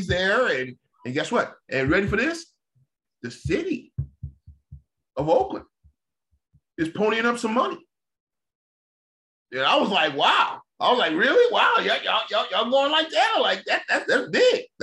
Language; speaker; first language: English; native; English